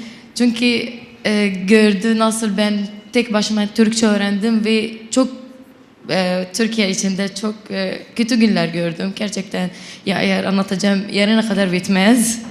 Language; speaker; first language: Turkish; non-native, local second language; Arabic